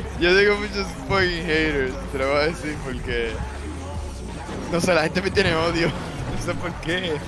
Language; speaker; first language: Spanish; native; Spanish